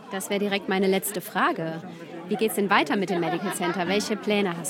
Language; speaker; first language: German; native; German